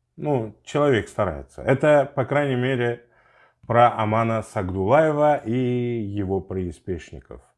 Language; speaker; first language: Russian; non-native, local second language; Uzbek